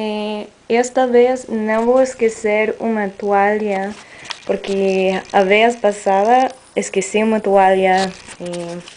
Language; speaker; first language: Portuguese; non-native, learner; English